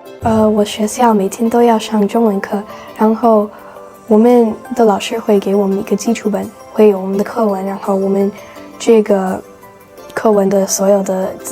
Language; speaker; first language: Chinese; non-native, fluent; English